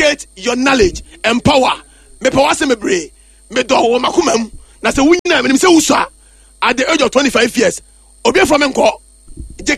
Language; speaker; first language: English; non-native, local second language; Akan